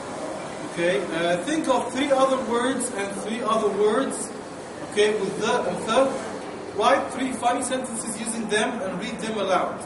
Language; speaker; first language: English; non-native, fluent; Arabic